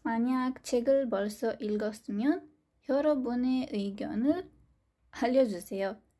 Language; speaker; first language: Korean; non-native, fluent; Romanian